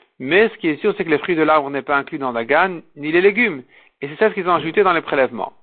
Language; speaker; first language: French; native; French